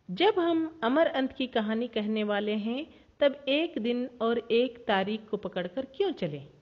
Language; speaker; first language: Hindi; non-native, local second language; Kannada